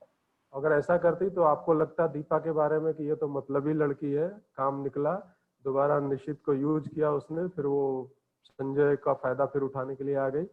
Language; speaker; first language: Hindi; native; Hindi